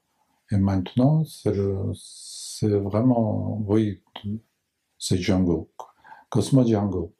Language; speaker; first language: French; non-native, learner; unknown